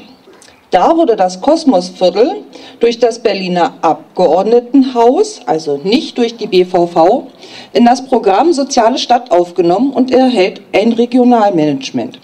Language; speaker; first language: German; native; German